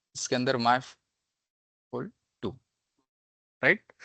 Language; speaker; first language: Hindi; non-native, local second language; Marathi